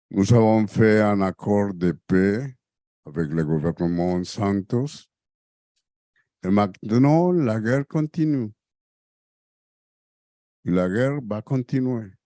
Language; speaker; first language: French; non-native, fluent; Spanish